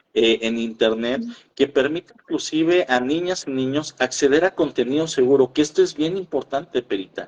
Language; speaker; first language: Spanish; native; Spanish